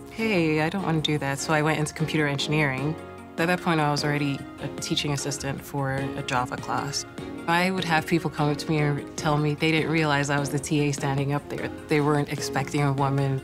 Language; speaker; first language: English; non-native, local second language; Yoruba